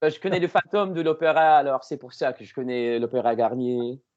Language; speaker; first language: French; non-native, learner; English